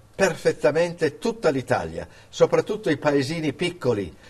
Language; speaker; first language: Italian; early bilingual, other home language; English